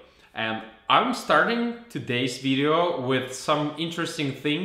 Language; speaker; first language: English; non-native, fluent; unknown